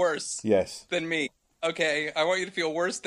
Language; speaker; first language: English; native; English